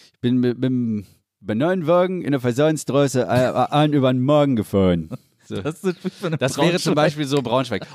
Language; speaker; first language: German; native; German